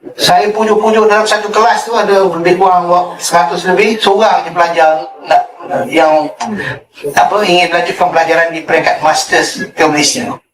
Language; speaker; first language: Malay; native; Malay